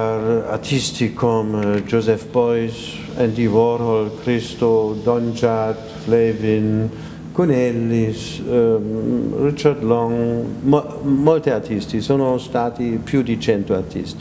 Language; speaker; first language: Italian; non-native, fluent; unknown